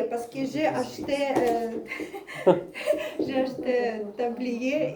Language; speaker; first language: French; non-native, learner; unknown